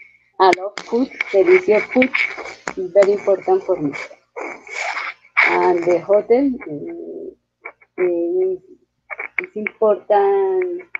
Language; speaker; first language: English; non-native, learner; Spanish